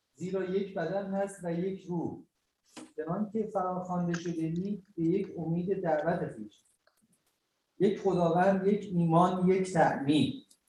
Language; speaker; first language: Persian; native; Persian